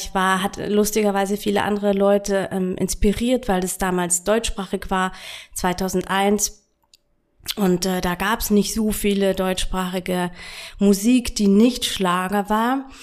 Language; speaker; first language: German; native; German